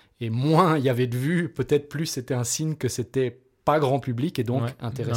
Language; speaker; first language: French; native; French